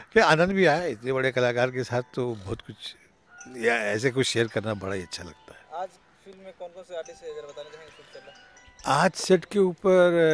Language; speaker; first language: Hindi; native; Hindi